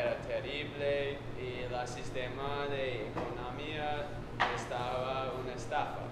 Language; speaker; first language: Spanish; non-native, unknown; English